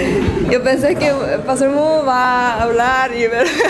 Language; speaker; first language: Spanish; non-native, learner; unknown